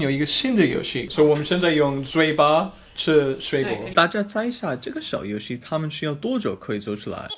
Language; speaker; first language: Chinese; non-native, fluent; English